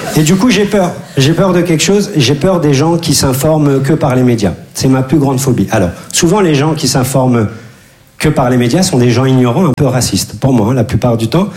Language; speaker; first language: French; native; French